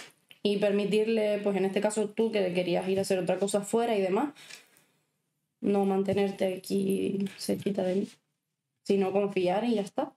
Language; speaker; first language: Spanish; native; Spanish